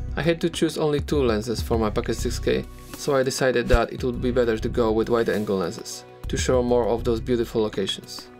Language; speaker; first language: English; non-native, fluent; Polish